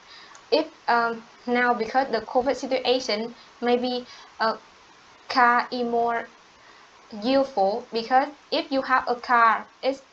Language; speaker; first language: English; non-native, learner; Vietnamese